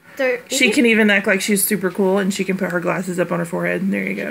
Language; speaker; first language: English; native; English